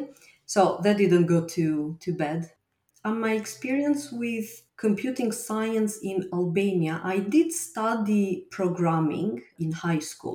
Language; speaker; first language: English; non-native, fluent; Albanian